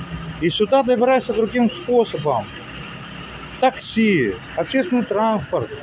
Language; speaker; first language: Russian; native; Russian